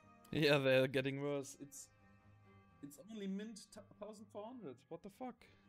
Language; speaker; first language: English; non-native, fluent; German